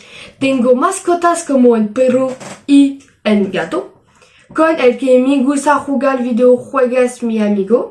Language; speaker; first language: Spanish; non-native, learner; French